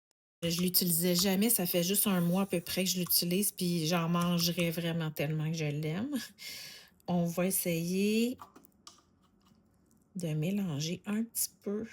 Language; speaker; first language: French; native; French